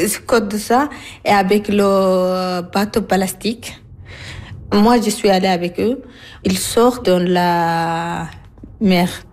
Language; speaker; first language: French; non-native, learner; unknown